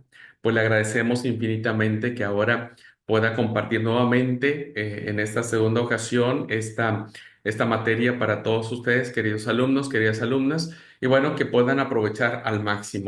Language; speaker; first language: Spanish; native; Spanish